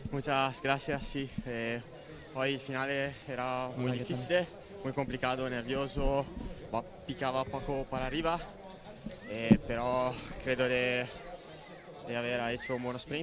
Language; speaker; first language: Spanish; non-native, fluent; Italian